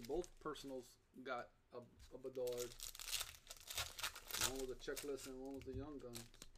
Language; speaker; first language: English; native; English